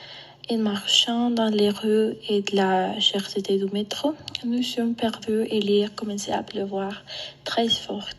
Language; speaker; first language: French; non-native, learner; Spanish